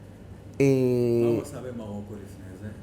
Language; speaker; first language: Hebrew; native; Hebrew